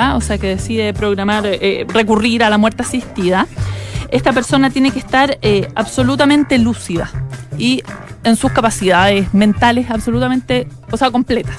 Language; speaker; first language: Spanish; native; Spanish